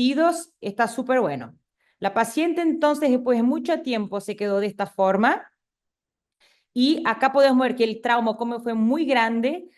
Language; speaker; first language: Spanish; non-native, fluent; Portuguese